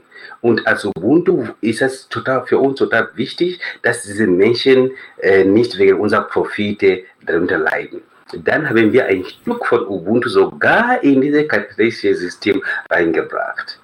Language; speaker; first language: German; non-native, fluent; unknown